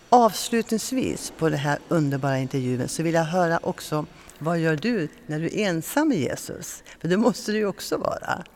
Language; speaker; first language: Swedish; native; Swedish